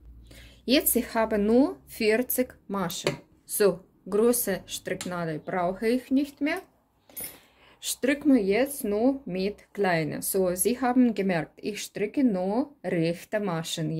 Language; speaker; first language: German; non-native, learner; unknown